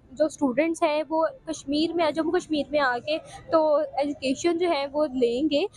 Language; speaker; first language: Urdu; native; Urdu